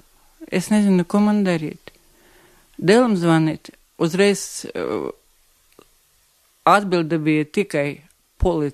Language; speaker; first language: Latvian; non-native, local second language; Russian